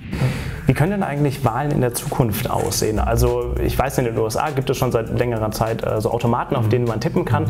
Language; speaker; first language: German; native; German